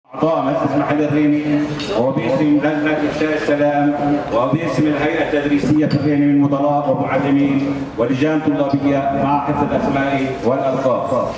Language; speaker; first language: Arabic; native; Arabic